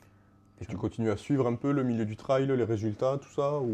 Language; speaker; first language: French; native; French